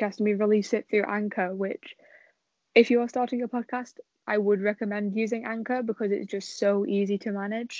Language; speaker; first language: English; native; English